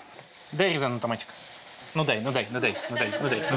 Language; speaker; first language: Russian; native; Russian